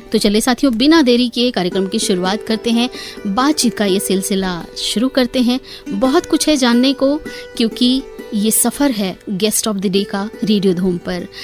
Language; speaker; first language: Hindi; native; Hindi